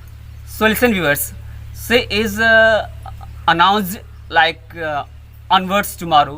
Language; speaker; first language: English; non-native, learner; Hindi